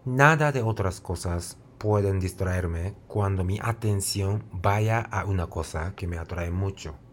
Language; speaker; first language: Spanish; non-native, fluent; Japanese